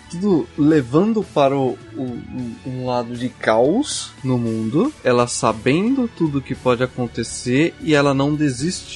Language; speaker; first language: Portuguese; native; Portuguese